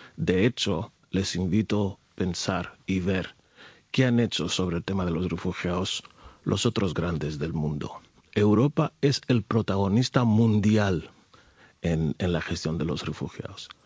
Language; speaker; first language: Spanish; non-native, fluent; Greek